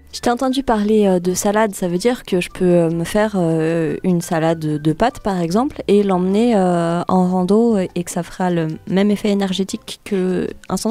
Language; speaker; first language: French; native; French